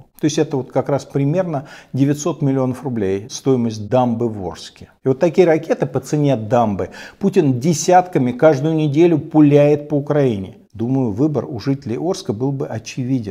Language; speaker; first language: Russian; native; Russian